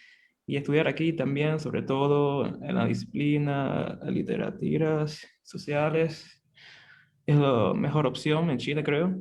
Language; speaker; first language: Spanish; non-native, fluent; Chinese